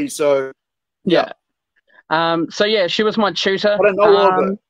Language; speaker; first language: English; native; English